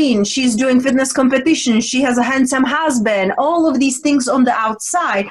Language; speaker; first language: English; non-native, fluent; Czech